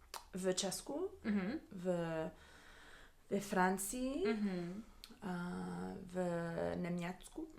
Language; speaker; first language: Czech; non-native, learner; English